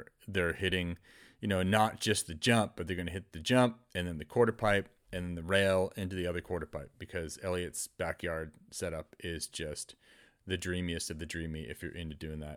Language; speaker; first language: English; native; English